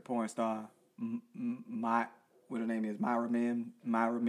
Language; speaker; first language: English; native; English